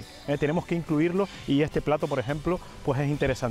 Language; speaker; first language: Spanish; native; Spanish